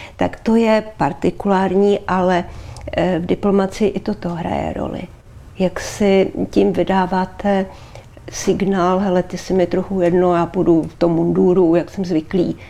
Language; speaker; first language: Czech; native; Czech